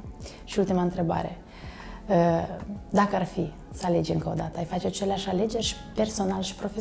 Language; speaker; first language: Romanian; native; Romanian